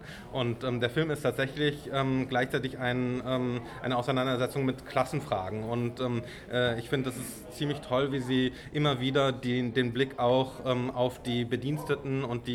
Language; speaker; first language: German; native; German